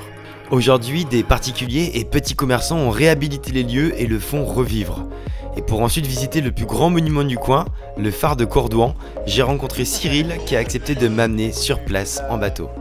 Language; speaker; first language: French; native; French